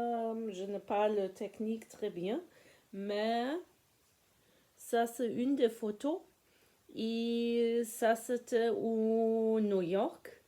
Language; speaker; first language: French; non-native, fluent; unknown